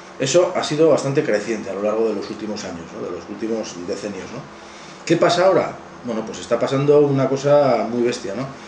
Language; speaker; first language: Spanish; native; Spanish